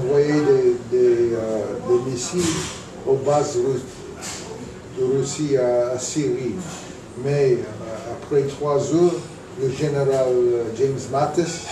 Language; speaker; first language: French; non-native, fluent; English